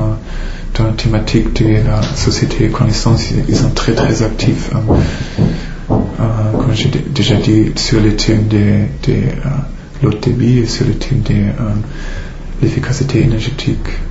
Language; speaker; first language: French; non-native, fluent; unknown